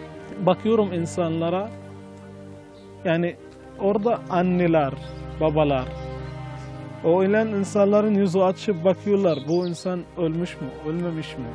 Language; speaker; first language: Turkish; non-native, fluent; Arabic